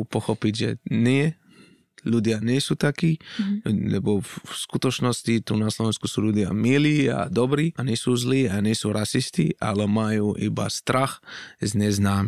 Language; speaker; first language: Slovak; non-native, fluent; Arabic